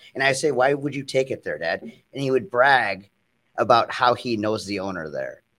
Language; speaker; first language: English; native; English